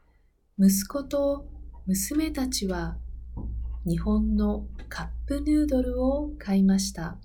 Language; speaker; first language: Japanese; non-native, learner; Spanish